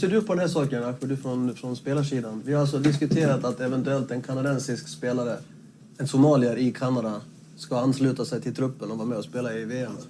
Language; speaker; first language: Swedish; native; Swedish